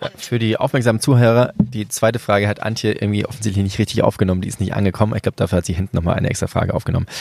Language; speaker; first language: German; early bilingual, other home language; Spanish